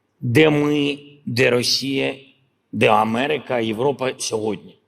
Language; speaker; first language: Ukrainian; non-native, local second language; Russian